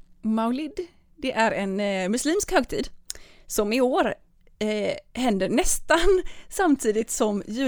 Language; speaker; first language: Swedish; native; Swedish